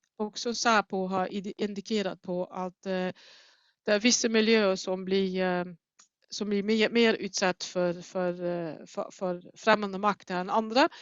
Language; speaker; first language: Swedish; non-native, fluent; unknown